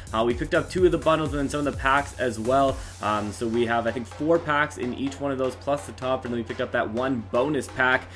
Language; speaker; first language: English; native; English